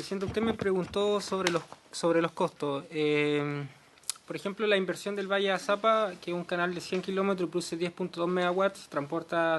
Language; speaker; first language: Spanish; native; Spanish